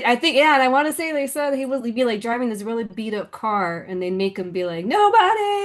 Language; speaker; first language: English; native; English